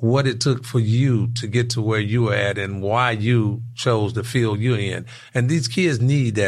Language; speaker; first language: English; native; English